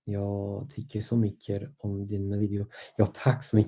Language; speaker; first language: Swedish; non-native, fluent; English